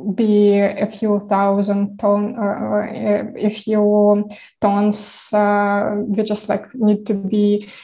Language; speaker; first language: English; non-native, fluent; Ukrainian